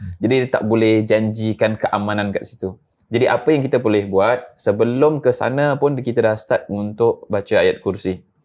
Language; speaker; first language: Malay; native; Malay